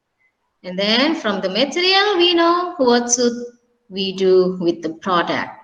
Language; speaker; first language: English; non-native, learner; Indonesian